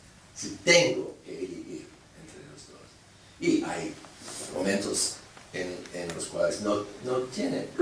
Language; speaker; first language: Spanish; non-native, fluent; English